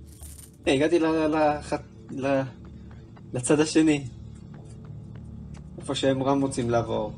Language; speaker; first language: Hebrew; native; Hebrew